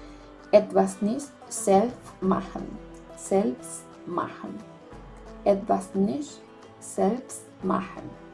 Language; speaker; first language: German; non-native, fluent; Spanish